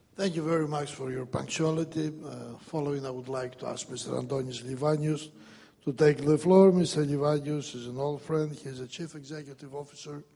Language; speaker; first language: English; non-native, fluent; Greek